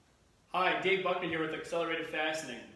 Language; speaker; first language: English; native; English